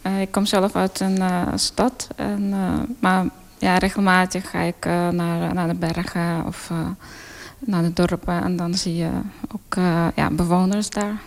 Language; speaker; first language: Dutch; non-native, fluent; Ukrainian